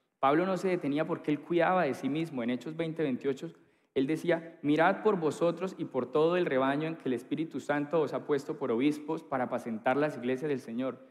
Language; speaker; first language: Spanish; native; Spanish